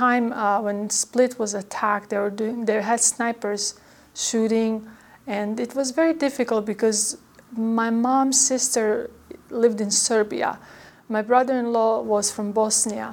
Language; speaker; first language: English; non-native, fluent; Croatian